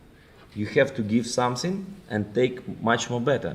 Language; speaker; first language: English; non-native, fluent; Ukrainian